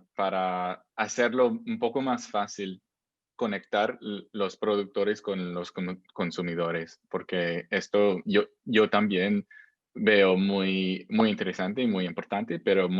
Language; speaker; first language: Spanish; non-native, fluent; English